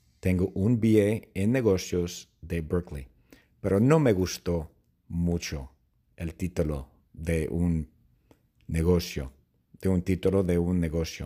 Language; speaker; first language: Spanish; non-native, fluent; English